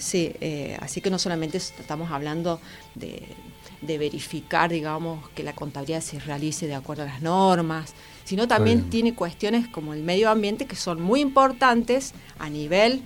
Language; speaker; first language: Spanish; native; Spanish